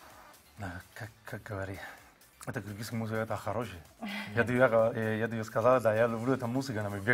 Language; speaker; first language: Russian; non-native, learner; Spanish